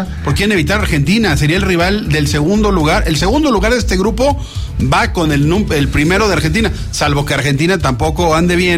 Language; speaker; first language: Spanish; native; Spanish